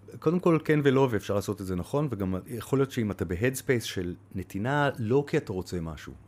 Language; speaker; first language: Hebrew; native; Hebrew